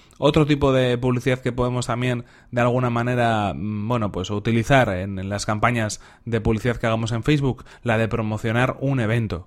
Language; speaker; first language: Spanish; native; Spanish